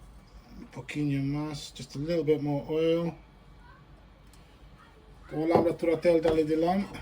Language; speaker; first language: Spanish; non-native, fluent; Bangla